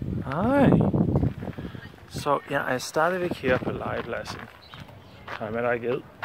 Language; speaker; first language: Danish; non-native, fluent; English